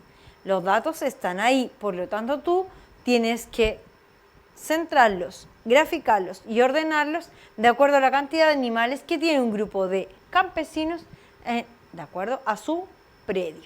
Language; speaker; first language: Spanish; native; Spanish